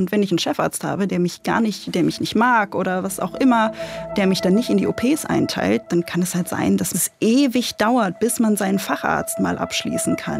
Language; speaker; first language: German; native; German